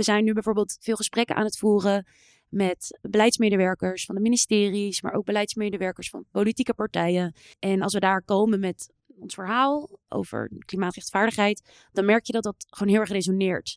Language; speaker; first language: Dutch; native; Dutch